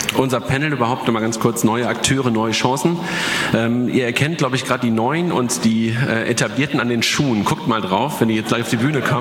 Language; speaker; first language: German; native; German